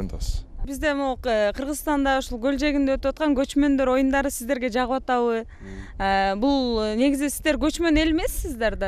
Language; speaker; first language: Kyrgyz; native; Kyrgyz